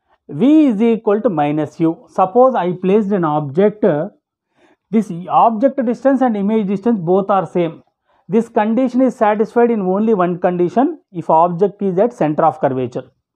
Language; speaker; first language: English; non-native, local second language; Telugu